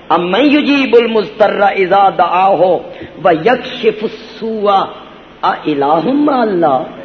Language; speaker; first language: Urdu; non-native, local second language; Punjabi